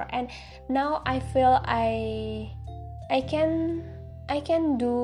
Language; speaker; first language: English; non-native, learner; Indonesian